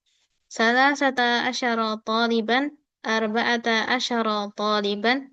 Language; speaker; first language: Arabic; non-native, fluent; Indonesian